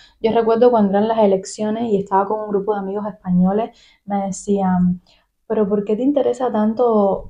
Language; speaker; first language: Spanish; native; Spanish